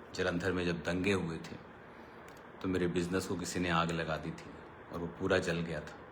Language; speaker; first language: Hindi; non-native, local second language; Punjabi